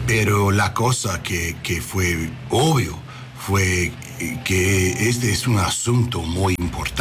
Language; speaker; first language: Spanish; non-native, learner; English